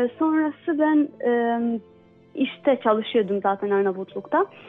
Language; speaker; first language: Turkish; non-native, learner; Albanian